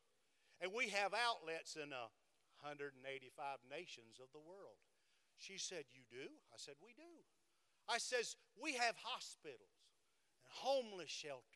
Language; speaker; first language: English; native; English